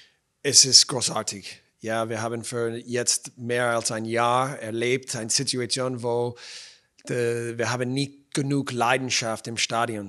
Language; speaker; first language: German; non-native, fluent; English